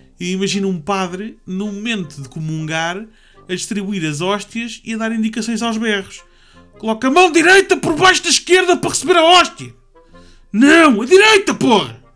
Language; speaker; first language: Portuguese; native; Portuguese